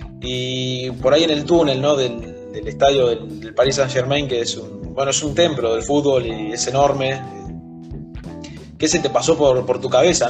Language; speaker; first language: Spanish; native; Spanish